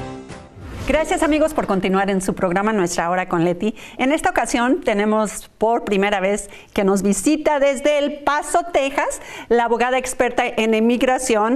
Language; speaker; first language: Spanish; native; Spanish